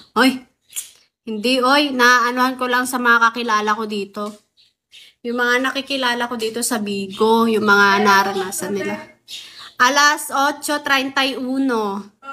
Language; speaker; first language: Filipino; non-native, local second language; Waray